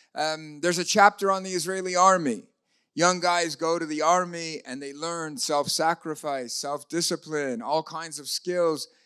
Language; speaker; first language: English; native; English